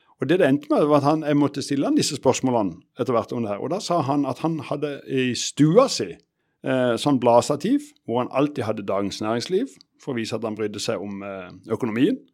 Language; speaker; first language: Norwegian; native; Norwegian